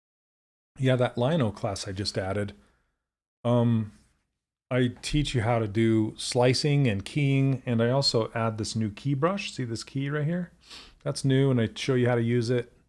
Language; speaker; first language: English; native; English